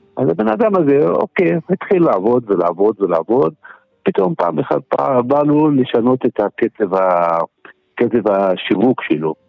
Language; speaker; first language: Hebrew; non-native, local second language; Arabic